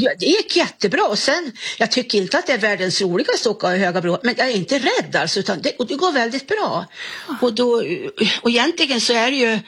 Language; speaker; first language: Swedish; native; Swedish